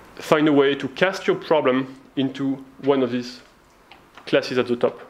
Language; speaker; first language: English; non-native, fluent; French